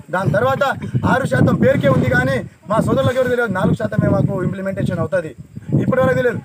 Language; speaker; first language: Telugu; non-native, local second language; Lambadi